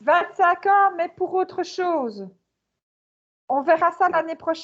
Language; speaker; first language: French; native; French